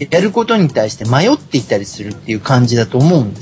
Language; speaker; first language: Japanese; native; Japanese